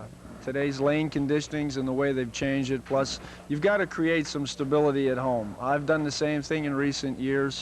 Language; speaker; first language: English; native; English